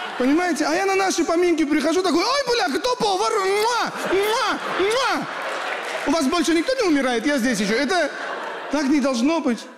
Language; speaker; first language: Russian; early bilingual, other home language; Kurdish